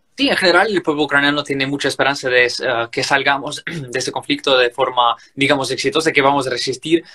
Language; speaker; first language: Spanish; non-native, fluent; Ukrainian